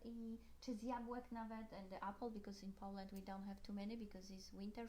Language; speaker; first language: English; non-native, learner; Polish